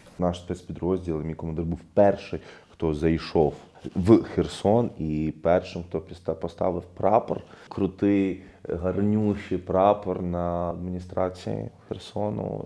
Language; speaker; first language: Ukrainian; non-native, fluent; Arabic